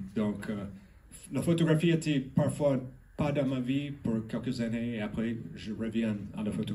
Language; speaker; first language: French; non-native, learner; English